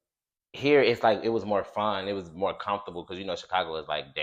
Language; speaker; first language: English; native; English